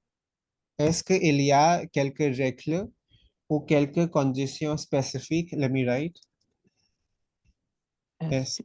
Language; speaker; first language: French; non-native, fluent; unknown